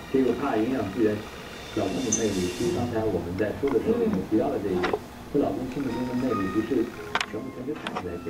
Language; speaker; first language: Chinese; native; Chinese